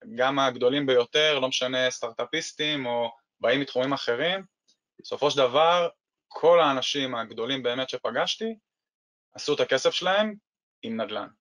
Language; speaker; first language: Hebrew; native; Hebrew